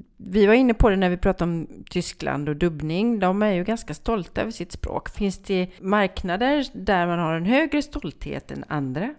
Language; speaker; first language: Swedish; native; Swedish